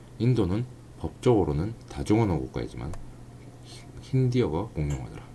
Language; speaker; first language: Korean; native; Korean